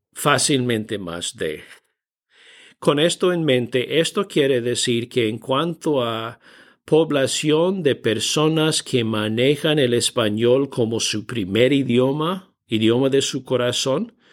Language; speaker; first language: Spanish; non-native, fluent; English